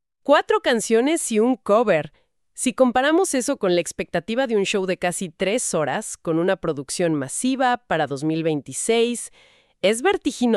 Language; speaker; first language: Spanish; native; Spanish